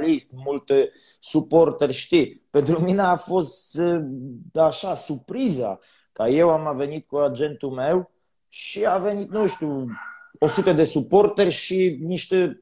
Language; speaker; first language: Romanian; non-native, learner; Polish